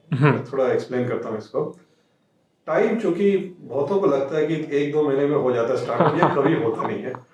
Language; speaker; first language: Hindi; non-native, local second language; Telugu